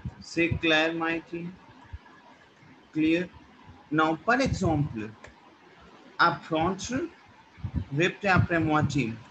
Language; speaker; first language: French; non-native, fluent; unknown